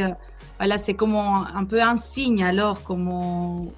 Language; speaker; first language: French; non-native, fluent; Spanish